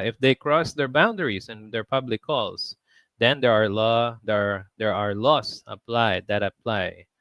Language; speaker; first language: English; non-native, local second language; Filipino